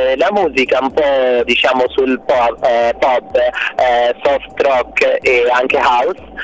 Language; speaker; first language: Italian; non-native, fluent; Arabic